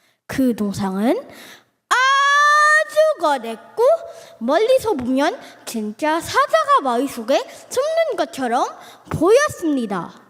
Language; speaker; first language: Korean; early bilingual, other home language; Filipino